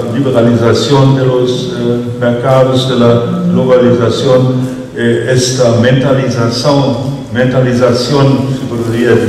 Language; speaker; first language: Spanish; non-native, fluent; German